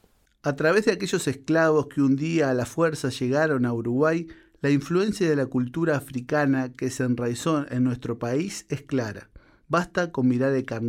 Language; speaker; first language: Spanish; native; Spanish